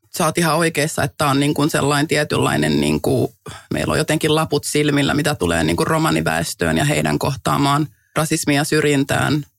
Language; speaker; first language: Finnish; native; Finnish